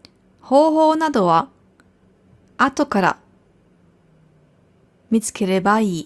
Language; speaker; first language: Japanese; non-native, fluent; German